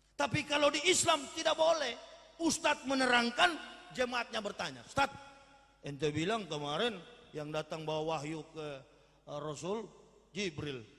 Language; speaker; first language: Indonesian; native; Indonesian